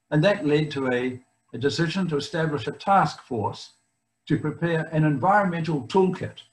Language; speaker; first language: English; native; English